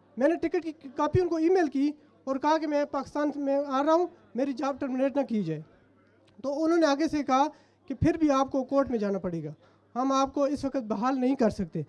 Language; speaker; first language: Urdu; non-native, local second language; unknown